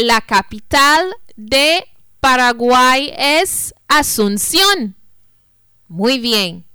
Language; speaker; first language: Spanish; non-native, fluent; English